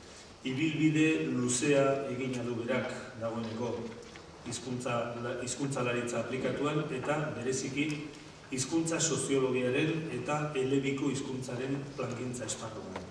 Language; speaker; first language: Basque; native; Basque